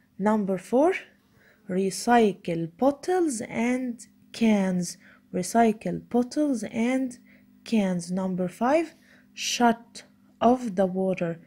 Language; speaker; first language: English; non-native, fluent; Arabic